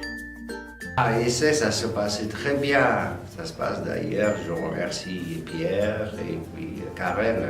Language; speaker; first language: French; non-native, learner; Tigrinya